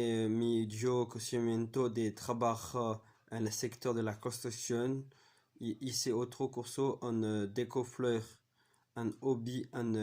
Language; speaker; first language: Spanish; non-native, learner; French